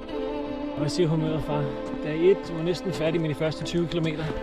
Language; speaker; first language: Danish; native; Danish